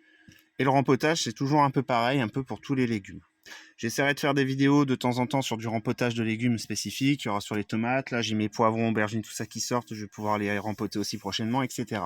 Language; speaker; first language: French; native; French